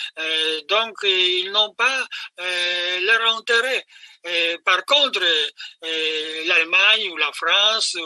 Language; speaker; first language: French; non-native, fluent; Polish